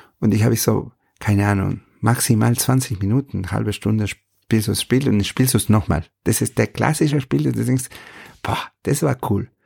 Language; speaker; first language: German; non-native, fluent; Spanish